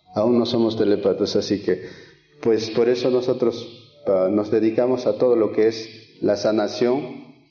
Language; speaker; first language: Spanish; early bilingual, other home language; Quechua